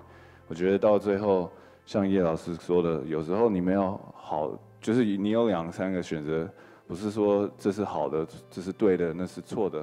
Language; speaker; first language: Chinese; early bilingual, heritage; English